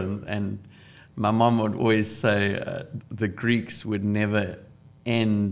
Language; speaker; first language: English; native; English